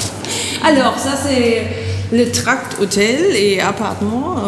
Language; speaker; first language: French; non-native, fluent; German